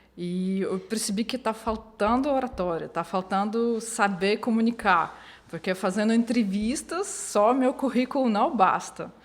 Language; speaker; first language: Portuguese; non-native, fluent; Russian